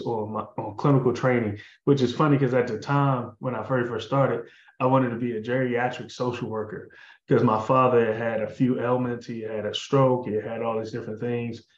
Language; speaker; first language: English; native; English